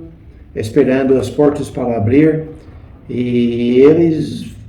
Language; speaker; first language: Portuguese; non-native, fluent; English